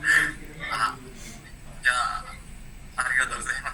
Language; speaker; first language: Japanese; non-native, learner; Indonesian